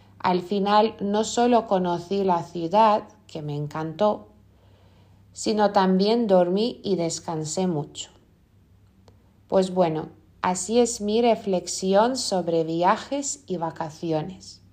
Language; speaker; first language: Spanish; non-native, fluent; Lithuanian